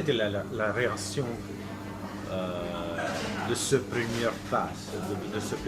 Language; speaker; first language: French; non-native, fluent; Italian